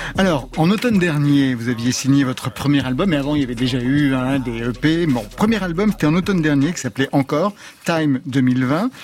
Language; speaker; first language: French; native; French